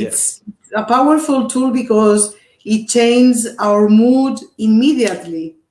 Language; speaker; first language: English; non-native, learner; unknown